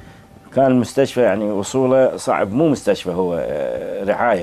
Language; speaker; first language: Arabic; native; Arabic